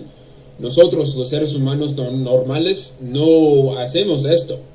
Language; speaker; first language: Spanish; non-native, learner; English